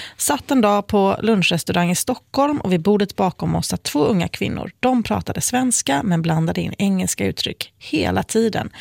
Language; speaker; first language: Swedish; native; Swedish